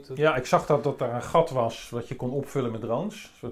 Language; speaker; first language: Dutch; native; Dutch